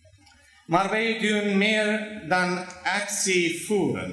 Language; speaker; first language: Dutch; non-native, fluent; Turoyo